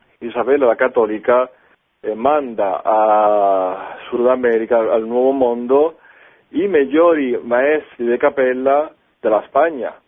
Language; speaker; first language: Italian; non-native, fluent; Spanish